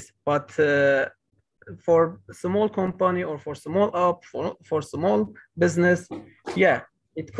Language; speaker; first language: English; non-native, learner; Kurdish